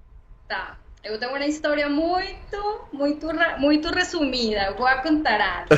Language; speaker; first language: Portuguese; non-native, learner; Spanish